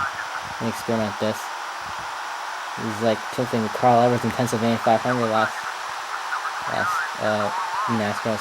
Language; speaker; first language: English; native; English